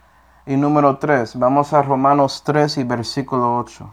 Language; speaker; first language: Spanish; non-native, fluent; English